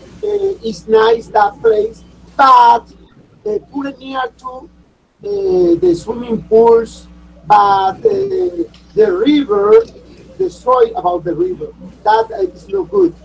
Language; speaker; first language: English; non-native, learner; Spanish